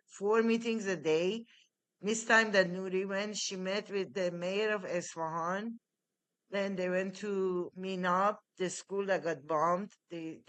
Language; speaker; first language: English; non-native, fluent; Persian